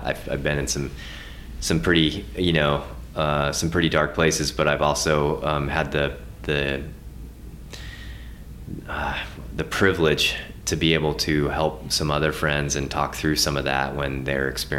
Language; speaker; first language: English; native; English